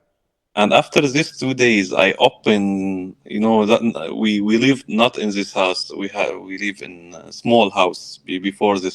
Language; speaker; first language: English; non-native, learner; Arabic